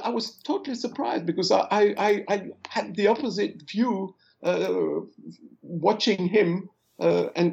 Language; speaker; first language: English; non-native, fluent; French